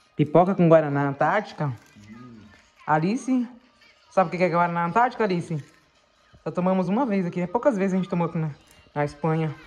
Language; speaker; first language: Portuguese; native; Portuguese